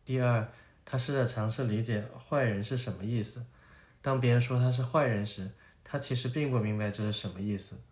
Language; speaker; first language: Chinese; native; Chinese